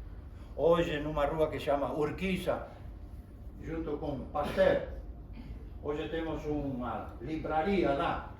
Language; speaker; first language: Portuguese; non-native, fluent; Spanish